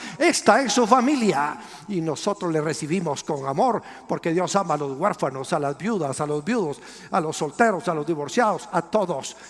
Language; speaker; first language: Spanish; native; Spanish